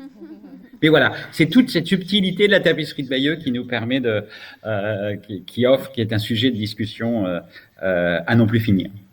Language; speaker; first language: French; native; French